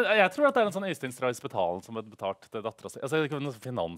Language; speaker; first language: Norwegian; native; Norwegian